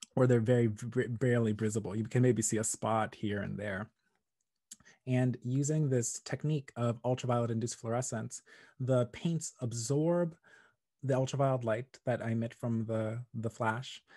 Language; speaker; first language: English; native; English